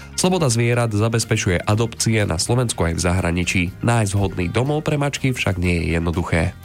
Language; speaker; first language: Slovak; native; Slovak